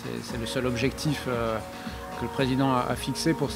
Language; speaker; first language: French; native; French